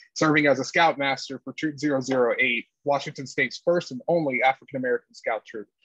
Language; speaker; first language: English; native; English